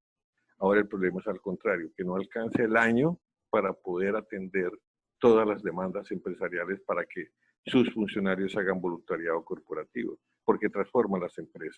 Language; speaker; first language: Spanish; native; Spanish